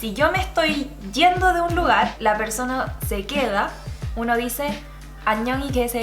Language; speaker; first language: Spanish; early bilingual, other home language; Korean